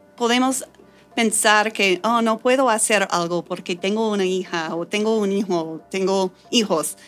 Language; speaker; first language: Spanish; non-native, fluent; English